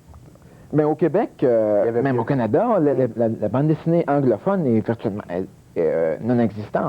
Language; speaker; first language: French; native; French